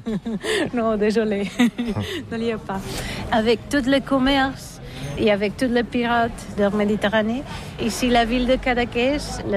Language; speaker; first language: French; non-native, learner; Catalan